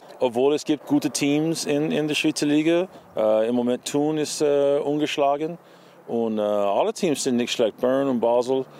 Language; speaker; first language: German; non-native, learner; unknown